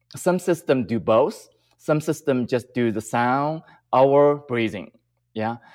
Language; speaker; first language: English; non-native, fluent; Chinese